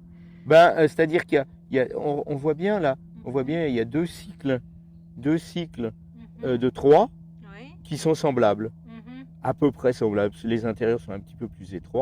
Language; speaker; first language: French; native; French